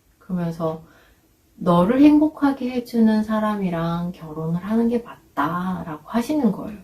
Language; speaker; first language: Korean; native; Korean